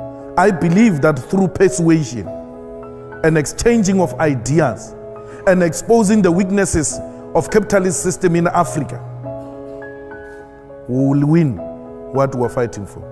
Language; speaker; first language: English; non-native, local second language; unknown